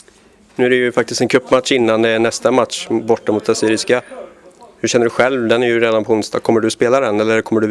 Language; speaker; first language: Swedish; native; Swedish